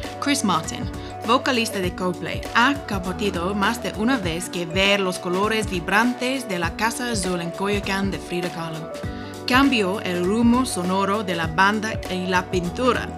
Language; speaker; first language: Spanish; non-native, fluent; English